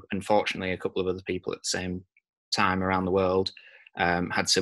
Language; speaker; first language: English; native; English